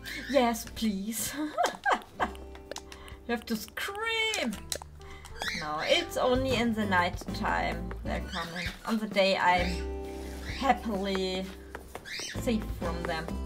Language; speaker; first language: English; non-native, learner; German